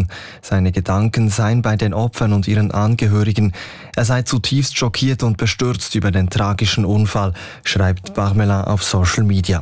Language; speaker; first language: German; native; German